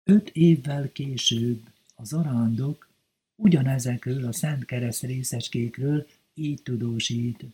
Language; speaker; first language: Hungarian; native; Hungarian